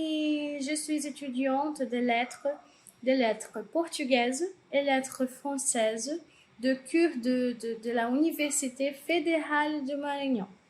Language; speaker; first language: French; non-native, learner; Portuguese